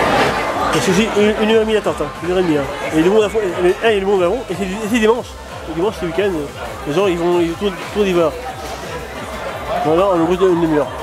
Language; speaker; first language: French; native; French